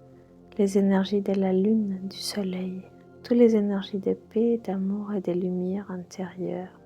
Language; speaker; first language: French; non-native, fluent; Spanish